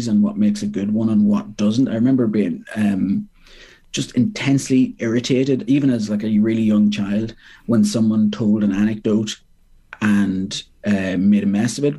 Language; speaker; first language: English; native; English